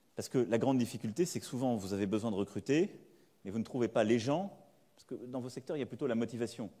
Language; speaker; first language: French; native; French